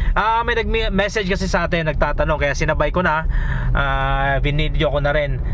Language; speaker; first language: Filipino; non-native, local second language; Cebuano